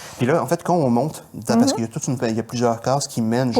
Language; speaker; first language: French; native; French